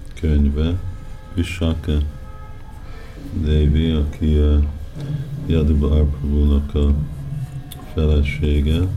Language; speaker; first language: Hungarian; early bilingual, heritage; Hungarian